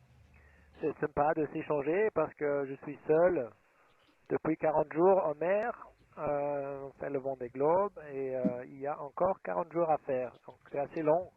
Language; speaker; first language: French; non-native, fluent; German